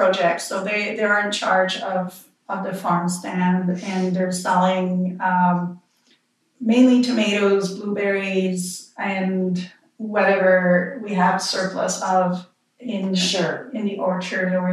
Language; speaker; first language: English; non-native, fluent; French